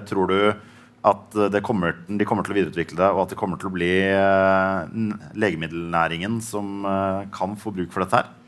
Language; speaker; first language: Norwegian; native; Norwegian